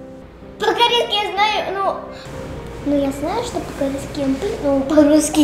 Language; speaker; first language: Russian; early bilingual, heritage; Russian